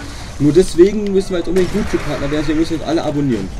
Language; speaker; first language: German; native; German